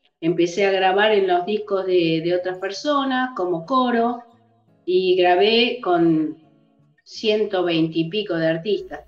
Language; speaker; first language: Spanish; early bilingual, other home language; English